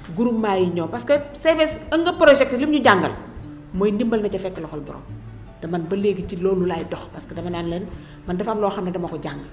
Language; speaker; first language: Wolof; native; Wolof